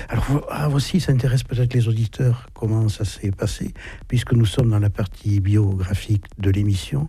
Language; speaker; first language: French; native; French